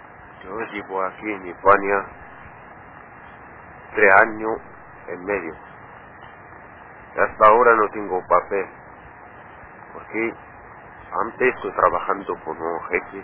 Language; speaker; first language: Spanish; non-native, learner; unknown